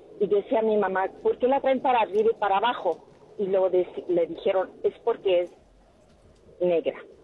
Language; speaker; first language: Spanish; early bilingual, heritage; Spanish